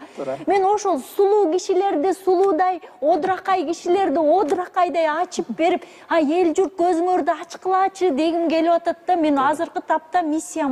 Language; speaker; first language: Kyrgyz; native; Kyrgyz